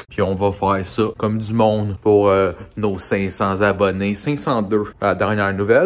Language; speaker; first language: French; native; French